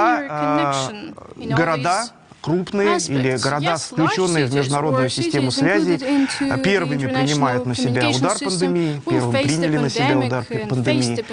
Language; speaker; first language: Russian; native; Russian